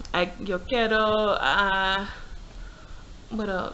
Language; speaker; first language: Spanish; non-native, learner; English